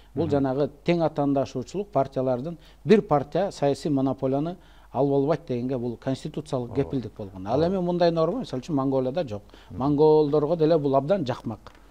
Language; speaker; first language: Kyrgyz; native; Kyrgyz